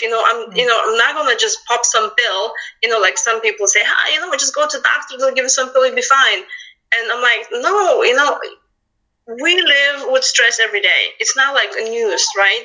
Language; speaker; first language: English; non-native, fluent; Lithuanian